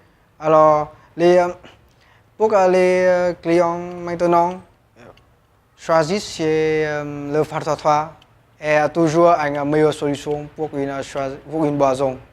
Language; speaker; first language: French; non-native, learner; Vietnamese